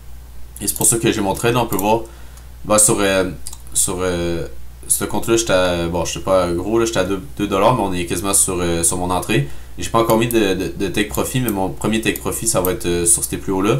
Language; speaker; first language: French; native; French